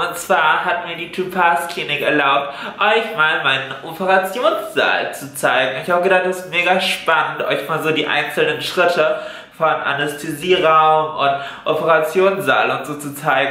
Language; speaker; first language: German; native; German